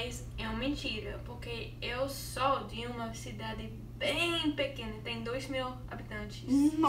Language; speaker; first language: Portuguese; non-native, learner; English